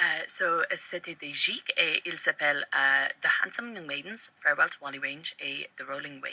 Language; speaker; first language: French; non-native, learner; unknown